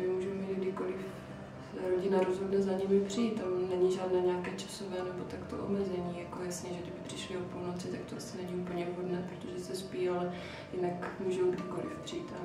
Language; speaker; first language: Czech; native; Czech